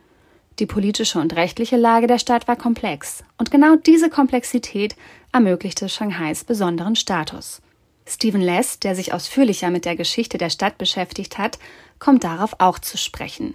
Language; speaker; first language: German; native; German